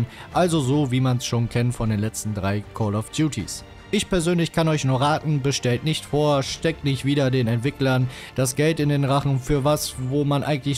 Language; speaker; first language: German; native; German